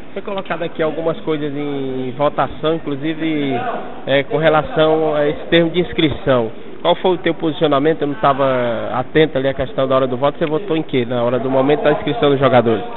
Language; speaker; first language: Portuguese; native; Portuguese